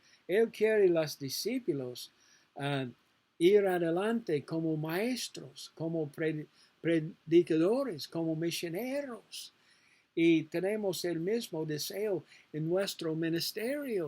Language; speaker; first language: Spanish; non-native, learner; English